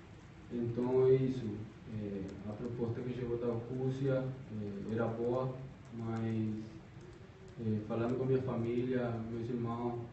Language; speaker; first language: Portuguese; non-native, fluent; Spanish